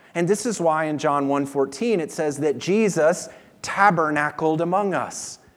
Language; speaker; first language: English; native; English